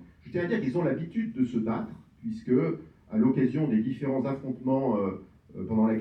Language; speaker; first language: French; native; French